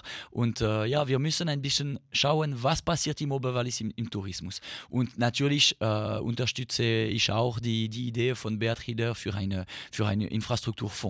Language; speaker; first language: German; non-native, learner; French